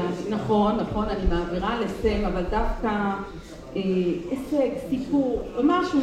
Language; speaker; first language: Hebrew; native; Hebrew